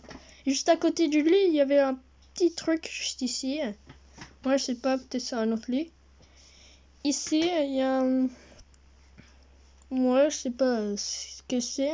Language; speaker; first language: French; early bilingual, heritage; French